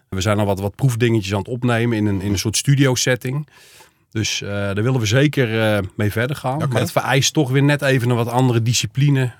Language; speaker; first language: Dutch; native; Dutch